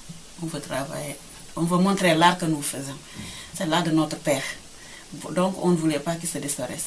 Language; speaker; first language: French; non-native, local second language; Wolof